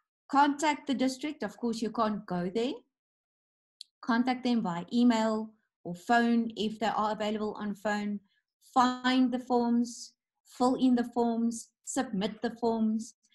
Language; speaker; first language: English; non-native, local second language; Afrikaans